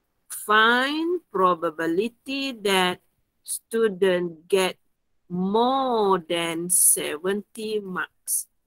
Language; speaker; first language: English; non-native, local second language; Malay